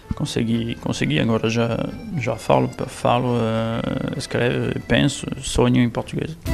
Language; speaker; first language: Portuguese; non-native, fluent; French